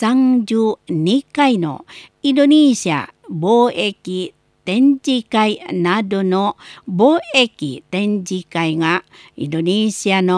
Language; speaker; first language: Japanese; non-native, learner; Indonesian